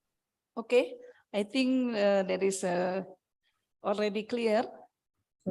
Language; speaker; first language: English; non-native, fluent; Indonesian